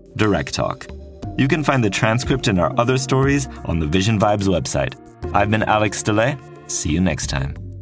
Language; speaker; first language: English; non-native, fluent; French